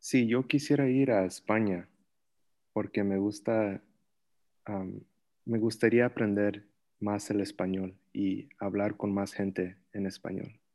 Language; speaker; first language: Spanish; early bilingual, heritage; Spanish